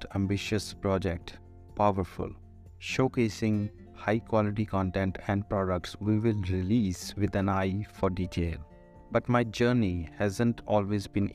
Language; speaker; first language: English; non-native, local second language; Punjabi